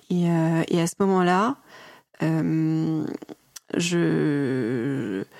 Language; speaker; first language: French; native; French